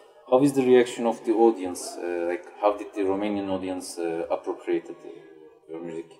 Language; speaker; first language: English; non-native, fluent; Turkish